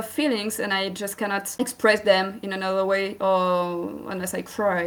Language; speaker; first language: English; non-native, fluent; French